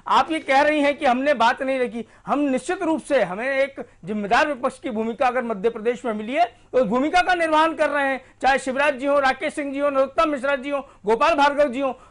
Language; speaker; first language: Hindi; native; Hindi